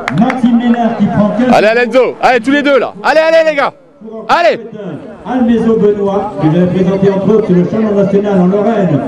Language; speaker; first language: French; native; French